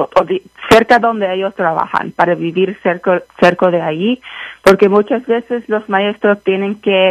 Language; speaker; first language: Spanish; early bilingual, heritage; Spanish